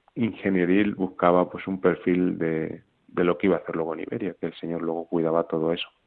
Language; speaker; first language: Spanish; native; Spanish